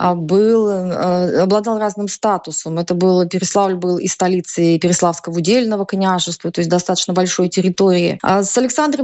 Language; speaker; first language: Russian; native; Russian